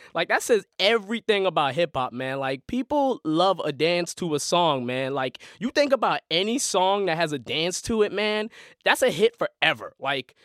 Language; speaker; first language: English; native; English